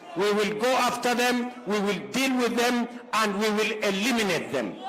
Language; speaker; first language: English; non-native, local second language; Kalenjin